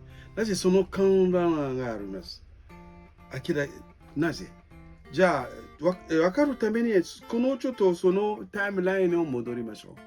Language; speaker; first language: Japanese; non-native, fluent; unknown